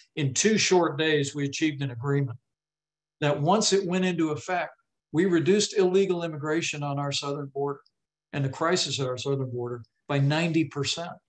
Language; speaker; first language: English; native; English